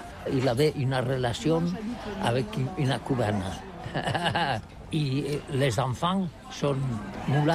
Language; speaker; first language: French; non-native, learner; Catalan